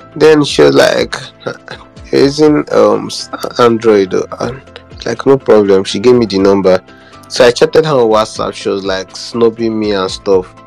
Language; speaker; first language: English; non-native, local second language; Igbo